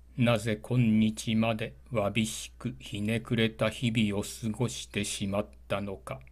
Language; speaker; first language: Japanese; native; Japanese